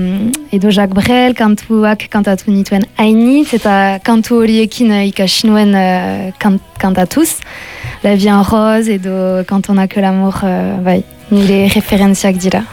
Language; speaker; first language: Basque; non-native, local second language; French